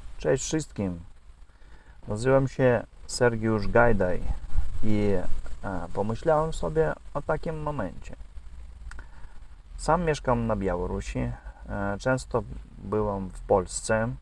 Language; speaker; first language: Polish; non-native, learner; Russian